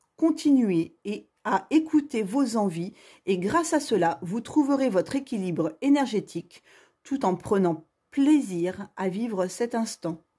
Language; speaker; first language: French; native; French